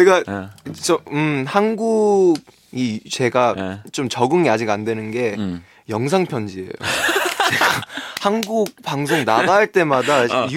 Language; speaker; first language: Korean; early bilingual, heritage; Korean